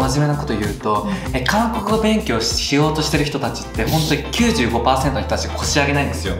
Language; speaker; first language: Japanese; early bilingual, other home language; Korean